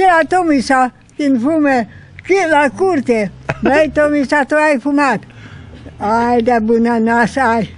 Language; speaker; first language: Romanian; non-native, local second language; Hungarian